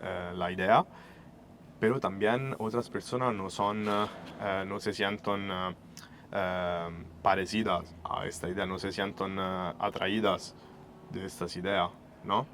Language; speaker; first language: Spanish; non-native, fluent; Italian